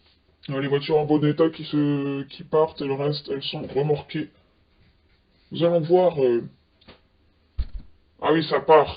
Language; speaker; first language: French; native; French